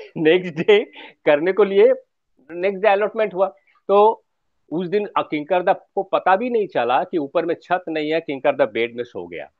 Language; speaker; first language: Hindi; non-native, local second language; Bangla